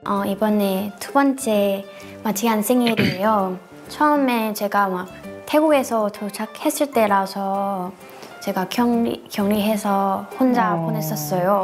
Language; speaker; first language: Korean; non-native, learner; Thai